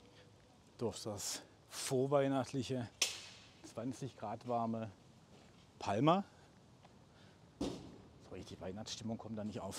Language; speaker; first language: German; native; German